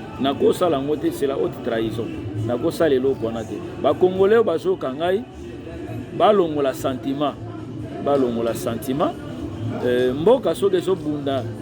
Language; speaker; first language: Lingala; non-native, local second language; Kongo